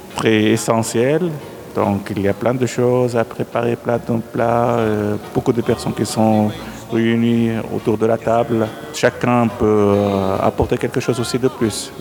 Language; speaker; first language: French; non-native, fluent; Arabic